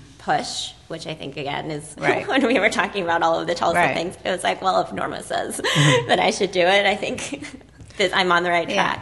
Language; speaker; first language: English; non-native, local second language; Filipino